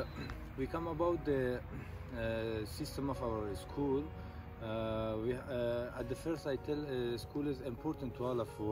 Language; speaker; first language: English; non-native, learner; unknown